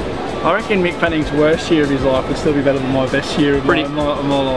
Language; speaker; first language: English; native; English